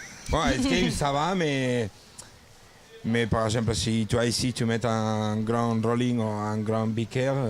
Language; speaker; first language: French; non-native, learner; Spanish